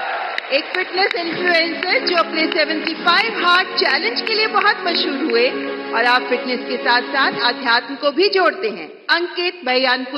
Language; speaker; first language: Hindi; native; Hindi